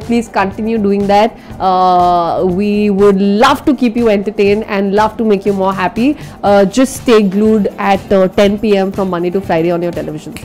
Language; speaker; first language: English; non-native, local second language; Hindi